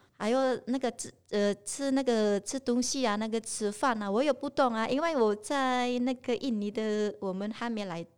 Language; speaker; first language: Chinese; non-native, learner; Indonesian